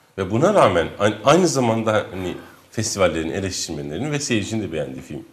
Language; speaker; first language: Turkish; non-native, local second language; Kurdish